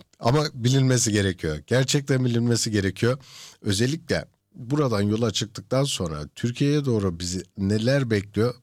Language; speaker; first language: Turkish; early bilingual, heritage; Turkish